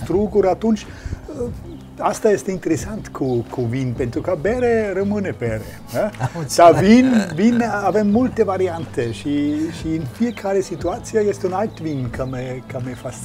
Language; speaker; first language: Romanian; non-native, learner; German